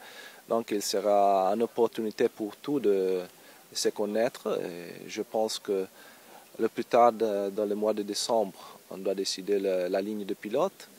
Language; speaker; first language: French; non-native, learner; Italian